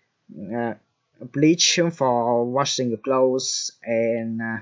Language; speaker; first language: English; non-native, fluent; Vietnamese